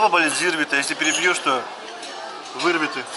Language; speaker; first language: Russian; native; Russian